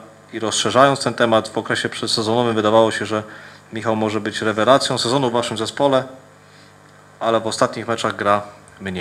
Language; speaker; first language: Polish; native; Polish